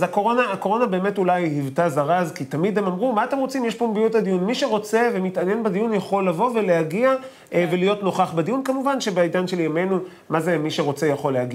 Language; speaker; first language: Hebrew; native; Hebrew